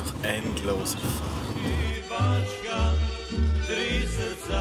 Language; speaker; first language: German; native; German